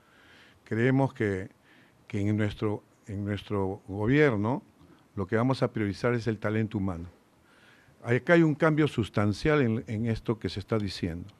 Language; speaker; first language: Spanish; native; Spanish